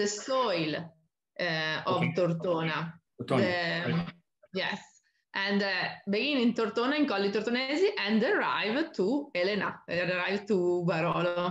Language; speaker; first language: English; non-native, learner; Italian